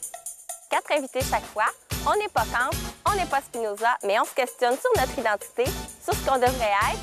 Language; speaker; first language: French; native; French